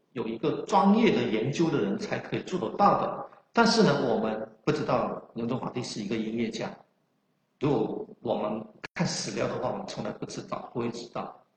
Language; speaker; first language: Chinese; non-native, local second language; Min Nan Chinese